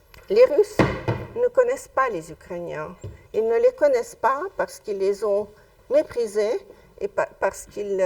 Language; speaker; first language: French; non-native, fluent; Russian